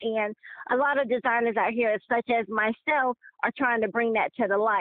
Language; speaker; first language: English; native; English